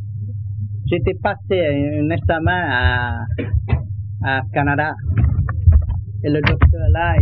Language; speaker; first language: French; non-native, learner; Vietnamese